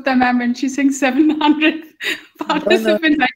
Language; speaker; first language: English; non-native, local second language; Hindi